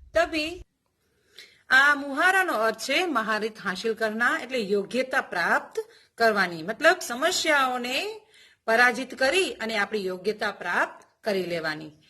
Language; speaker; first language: Gujarati; native; Gujarati